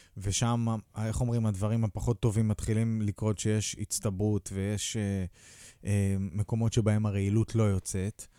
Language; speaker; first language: Hebrew; native; Hebrew